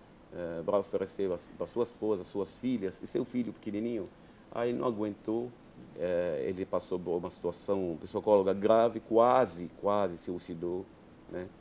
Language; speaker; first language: Portuguese; non-native, fluent; Arabic